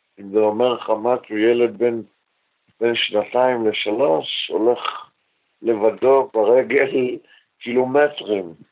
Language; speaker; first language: Hebrew; native; Hebrew